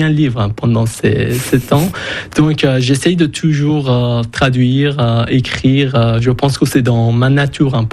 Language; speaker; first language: French; non-native, fluent; Persian